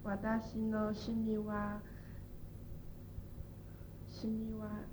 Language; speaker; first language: Japanese; non-native, learner; English